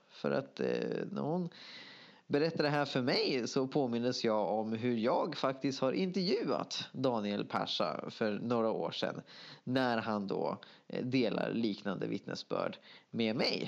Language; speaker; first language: Swedish; native; Swedish